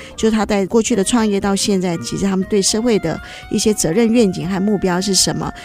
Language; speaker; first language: Chinese; native; Chinese